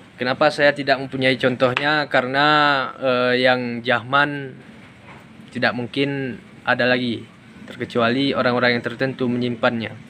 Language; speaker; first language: Malay; non-native, local second language; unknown